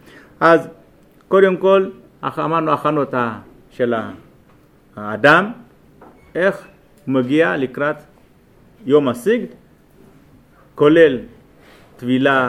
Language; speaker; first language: Hebrew; non-native, fluent; Amharic